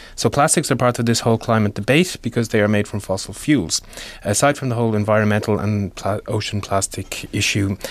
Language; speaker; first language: English; native; English